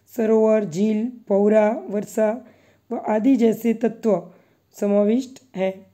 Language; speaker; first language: Hindi; non-native, local second language; Gujarati